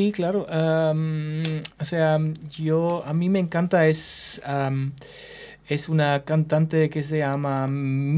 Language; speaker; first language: Spanish; non-native, fluent; German